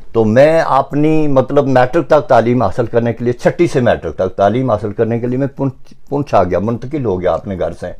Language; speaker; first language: Urdu; non-native, local second language; Pahari-Potwari